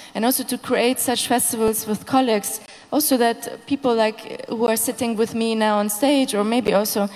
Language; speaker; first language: English; non-native, fluent; Hungarian